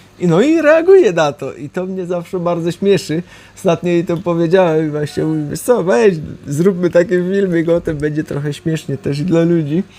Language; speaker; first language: Polish; early bilingual, heritage; Polish